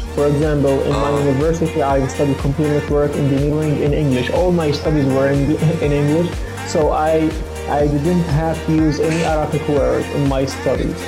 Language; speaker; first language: English; non-native, fluent; Arabic